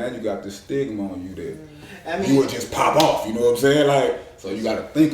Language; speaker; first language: English; native; English